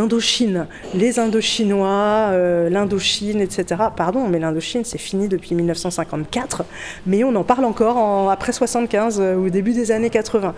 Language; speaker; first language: French; native; French